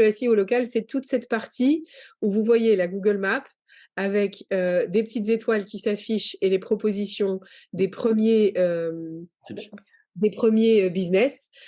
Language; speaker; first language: French; native; French